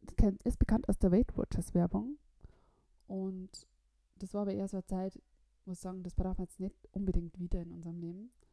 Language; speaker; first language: German; native; German